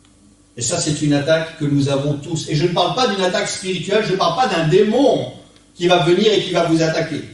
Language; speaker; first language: French; native; French